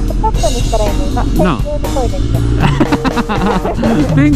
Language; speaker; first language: Japanese; native; Japanese